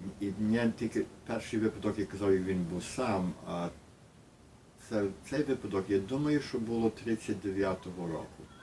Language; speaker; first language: Ukrainian; early bilingual, heritage; Ukrainian